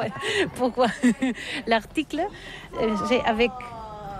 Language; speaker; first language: French; non-native, learner; Catalan